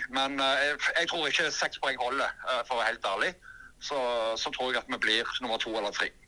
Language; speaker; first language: Norwegian; native; Norwegian